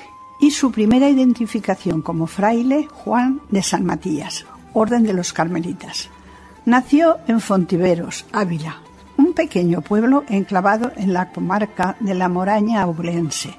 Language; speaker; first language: Spanish; native; Spanish